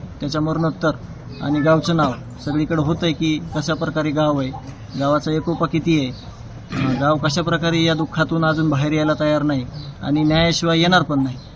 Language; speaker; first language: Marathi; native; Marathi